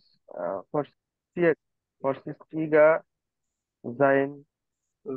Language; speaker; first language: German; non-native, learner; Bangla